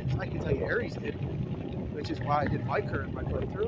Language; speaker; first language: English; native; English